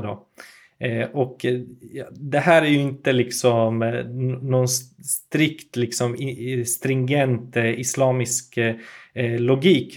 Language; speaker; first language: Swedish; native; Swedish